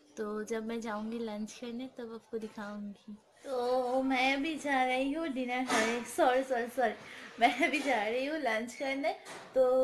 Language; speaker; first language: Hindi; non-native, local second language; Bangla